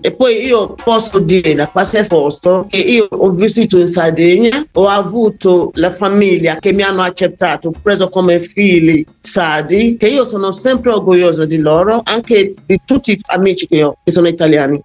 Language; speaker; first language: Italian; non-native, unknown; English